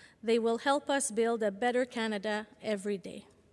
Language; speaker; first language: English; non-native, local second language; French